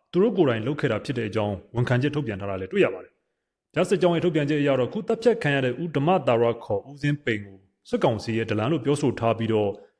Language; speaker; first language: Burmese; native; Burmese